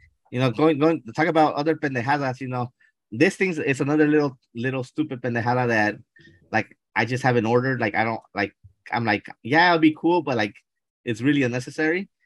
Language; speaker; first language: English; early bilingual, other home language; Spanish